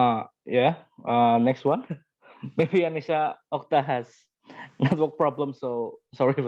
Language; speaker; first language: English; non-native, learner; Indonesian